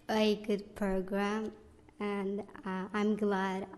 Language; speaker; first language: English; non-native, learner; Arabic